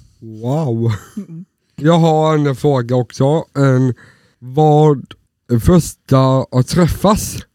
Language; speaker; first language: Swedish; non-native, learner; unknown